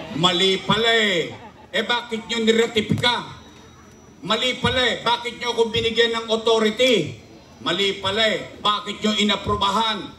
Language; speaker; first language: Filipino; native; Filipino